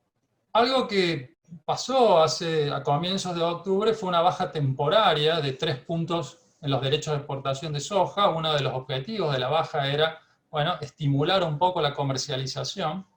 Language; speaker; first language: Spanish; native; Spanish